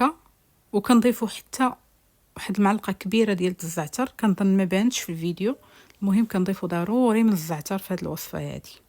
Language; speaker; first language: Arabic; native; Arabic